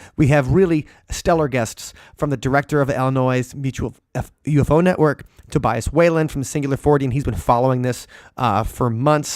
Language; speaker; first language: English; native; English